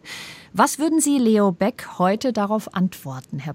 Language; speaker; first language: German; native; German